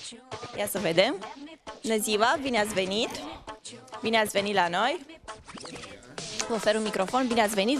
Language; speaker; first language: Romanian; native; Romanian